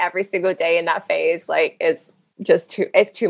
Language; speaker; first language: English; native; English